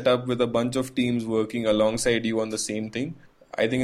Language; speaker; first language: English; non-native, local second language; Gujarati